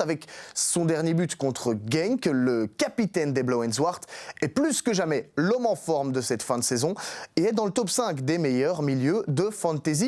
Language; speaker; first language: French; native; French